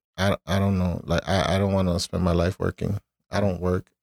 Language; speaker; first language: English; early bilingual, other home language; Spanish